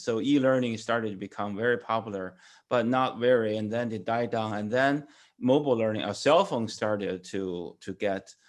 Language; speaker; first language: English; non-native, fluent; Chinese